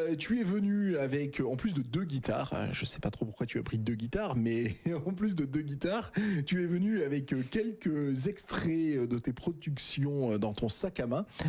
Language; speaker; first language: French; native; French